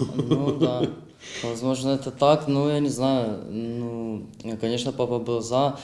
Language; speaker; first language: Russian; non-native, local second language; Ukrainian